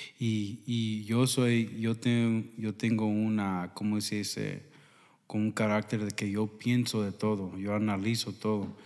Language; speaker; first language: Spanish; early bilingual, heritage; Spanish